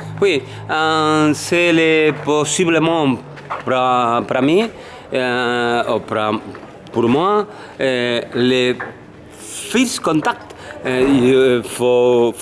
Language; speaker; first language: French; non-native, learner; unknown